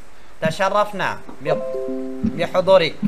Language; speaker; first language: Arabic; non-native, fluent; Bangla